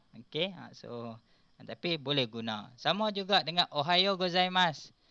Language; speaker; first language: Malay; native; Malay